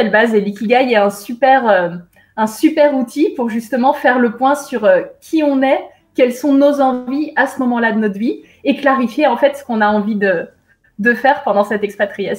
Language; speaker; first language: French; native; French